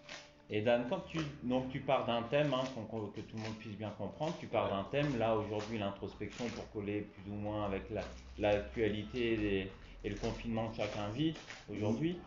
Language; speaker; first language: French; native; French